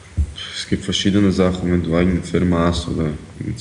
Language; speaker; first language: German; early bilingual, other home language; Ukrainian